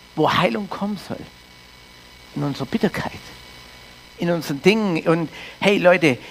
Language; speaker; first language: German; early bilingual, heritage; English